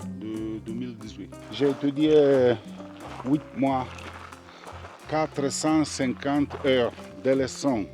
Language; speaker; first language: French; non-native, learner; Italian